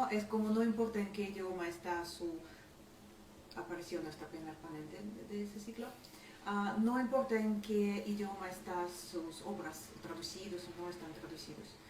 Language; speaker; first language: Spanish; non-native, fluent; Ukrainian